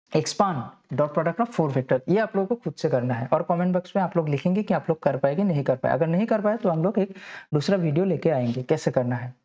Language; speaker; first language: Hindi; non-native, local second language; Assamese